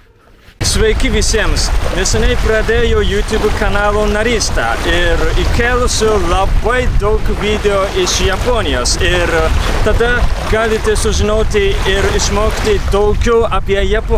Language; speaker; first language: Lithuanian; non-native, fluent; Japanese